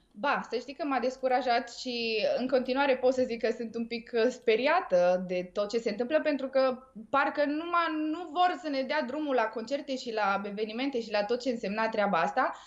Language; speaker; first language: Romanian; native; Romanian